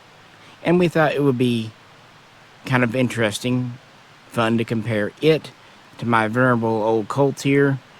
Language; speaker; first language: English; native; English